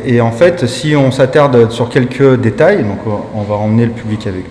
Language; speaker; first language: French; native; French